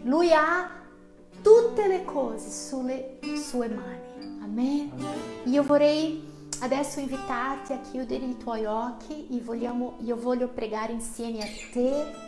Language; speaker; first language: Italian; non-native, fluent; Portuguese